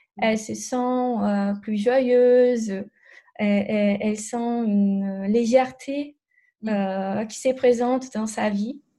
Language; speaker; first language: French; non-native, fluent; Portuguese